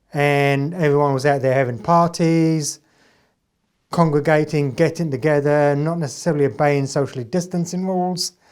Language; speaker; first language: English; native; English